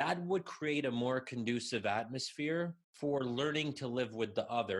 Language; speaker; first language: English; native; English